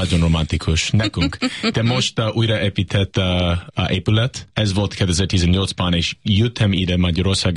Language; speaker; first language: Hungarian; non-native, learner; English